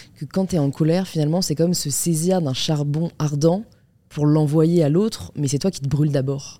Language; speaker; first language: French; native; French